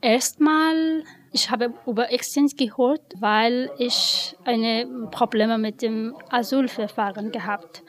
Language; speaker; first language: German; non-native, learner; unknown